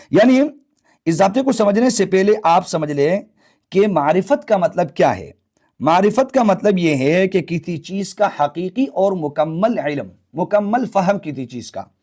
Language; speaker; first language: Urdu; non-native, local second language; Pashto